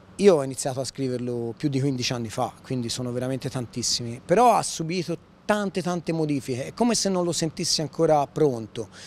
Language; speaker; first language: Italian; native; Italian